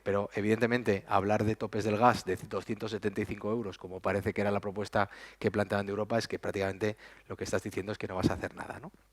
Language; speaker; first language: Spanish; native; Spanish